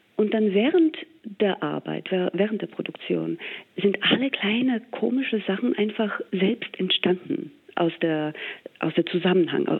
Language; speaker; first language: German; non-native, fluent; English